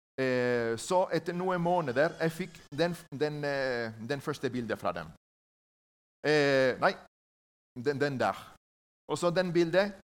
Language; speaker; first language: Norwegian; non-native, learner; Spanish